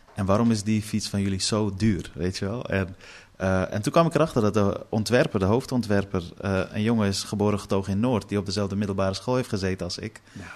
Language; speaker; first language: Dutch; early bilingual, other home language; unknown